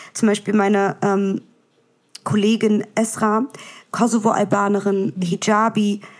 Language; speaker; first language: German; early bilingual, other home language; Vietnamese